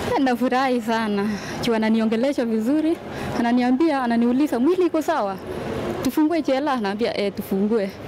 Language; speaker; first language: Swahili; non-native, local second language; Kalenjin